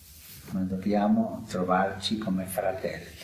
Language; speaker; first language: Italian; non-native, fluent; Spanish